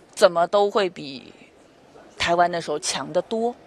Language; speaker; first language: Chinese; native; Chinese